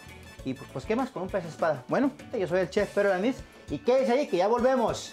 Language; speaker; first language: Spanish; native; Spanish